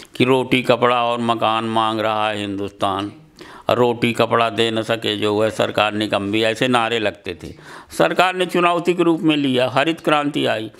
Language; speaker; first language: Hindi; native; Hindi